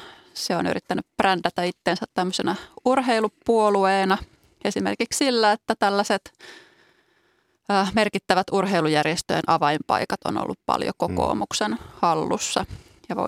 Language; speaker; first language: Finnish; native; Finnish